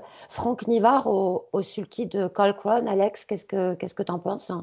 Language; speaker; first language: French; native; French